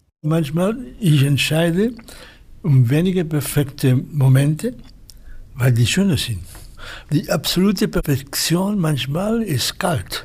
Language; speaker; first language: German; non-native, fluent; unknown